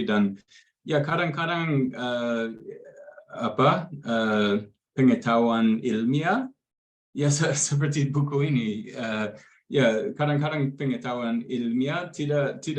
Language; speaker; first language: Indonesian; non-native, fluent; English